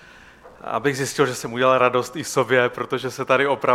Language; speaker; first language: Czech; native; Czech